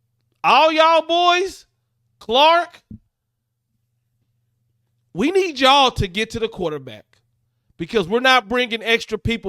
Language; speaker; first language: English; native; English